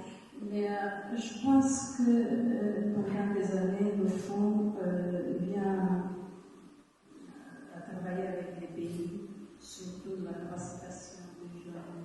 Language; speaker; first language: French; non-native, learner; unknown